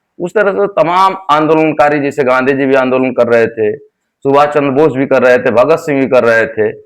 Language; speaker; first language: Hindi; native; Hindi